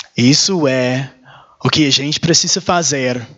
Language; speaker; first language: Portuguese; non-native, learner; English